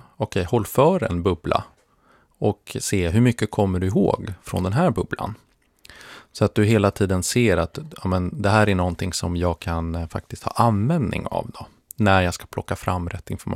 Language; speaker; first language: Swedish; native; Swedish